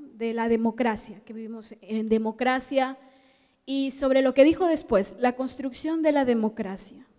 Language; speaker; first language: Spanish; native; Spanish